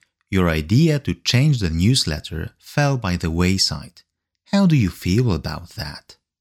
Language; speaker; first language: English; non-native, fluent; Polish